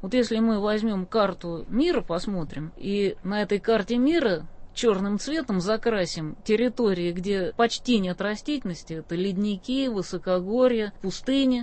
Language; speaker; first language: Russian; native; Russian